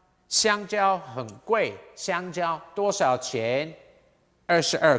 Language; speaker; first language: Chinese; non-native, fluent; English